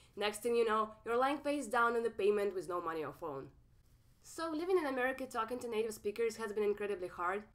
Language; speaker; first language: English; non-native, fluent; Russian